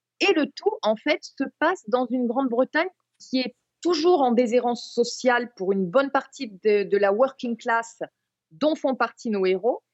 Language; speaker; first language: French; native; French